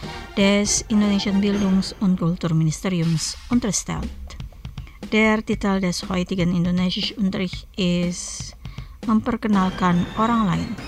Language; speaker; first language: German; non-native, fluent; Indonesian